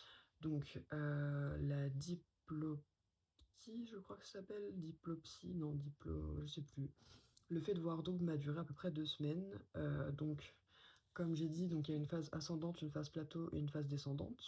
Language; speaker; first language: French; native; French